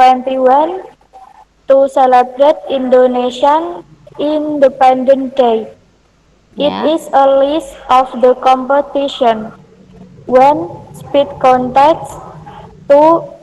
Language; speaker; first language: English; non-native, learner; Indonesian